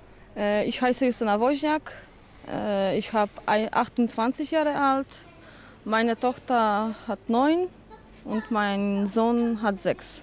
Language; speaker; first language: German; non-native, learner; Polish